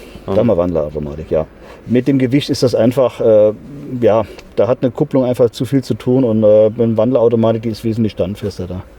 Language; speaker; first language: German; native; German